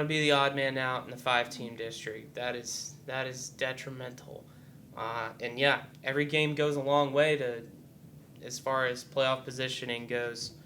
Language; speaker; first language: English; native; English